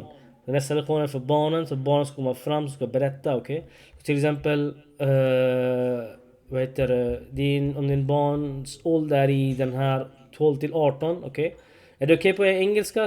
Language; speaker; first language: Swedish; non-native, learner; Urdu